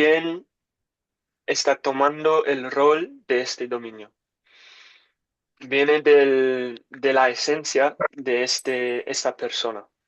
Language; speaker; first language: Spanish; non-native, learner; English